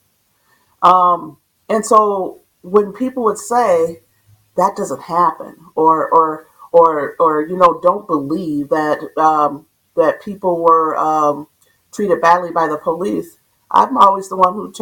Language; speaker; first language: English; native; English